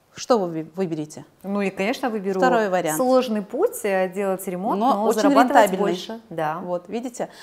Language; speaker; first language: Russian; non-native, local second language; Kazakh